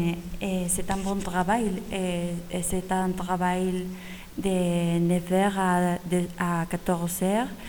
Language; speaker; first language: French; non-native, learner; Spanish